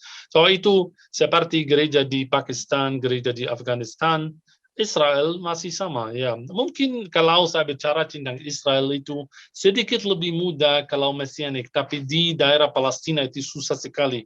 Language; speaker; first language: Indonesian; non-native, fluent; Arabic